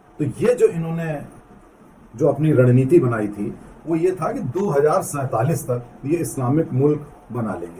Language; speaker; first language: Hindi; native; Hindi